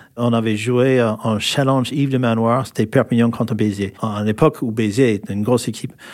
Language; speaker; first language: French; non-native, fluent; English